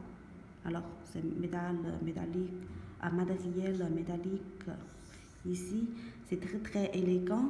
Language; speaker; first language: French; non-native, learner; Chinese